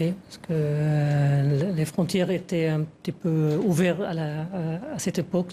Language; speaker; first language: French; non-native, fluent; Arabic